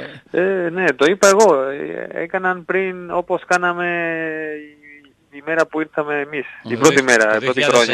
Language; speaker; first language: Greek; non-native, learner; Spanish